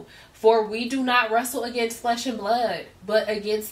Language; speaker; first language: English; native; English